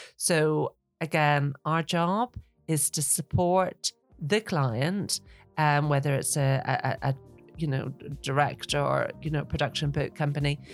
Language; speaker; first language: English; native; English